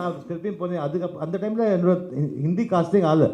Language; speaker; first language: Tamil; early bilingual, heritage; Tamil